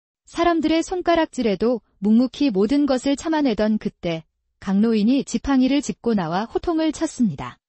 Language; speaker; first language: Korean; native; Korean